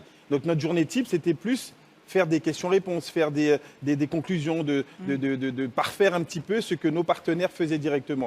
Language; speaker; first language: French; native; French